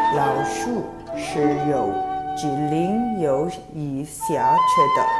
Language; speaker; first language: Chinese; non-native, learner; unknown